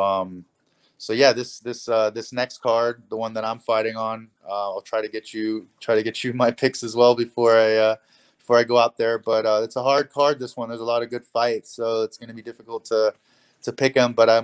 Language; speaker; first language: English; native; English